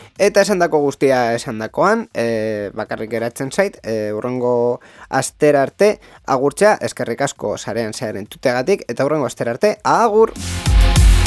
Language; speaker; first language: Basque; non-native, local second language; Spanish